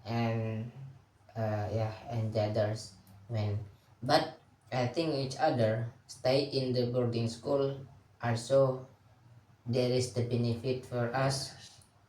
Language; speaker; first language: English; non-native, learner; Indonesian